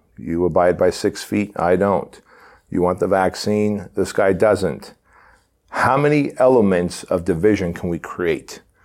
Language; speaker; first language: English; early bilingual, other home language; Armenian